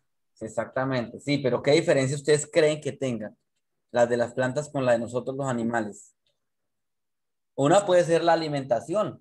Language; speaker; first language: Spanish; native; Spanish